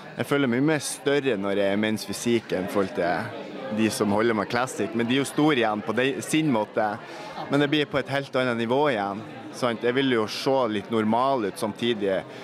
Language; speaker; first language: Norwegian; native; Norwegian